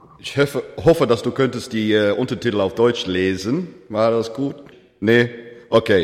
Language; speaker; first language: German; non-native, fluent; English